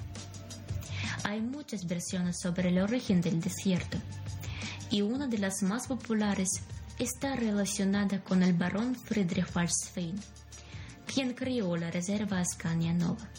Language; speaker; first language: Spanish; non-native, fluent; Ukrainian